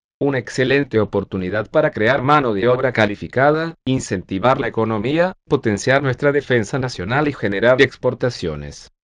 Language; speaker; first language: Spanish; native; Spanish